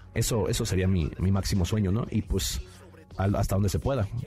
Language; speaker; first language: Spanish; native; Spanish